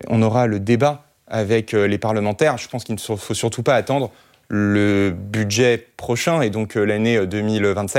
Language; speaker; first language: French; native; French